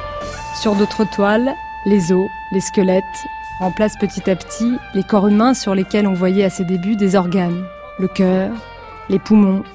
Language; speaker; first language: French; native; French